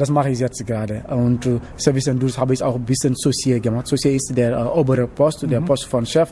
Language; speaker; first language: German; non-native, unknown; Wolof